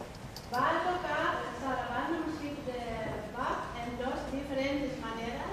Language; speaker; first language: Spanish; non-native, fluent; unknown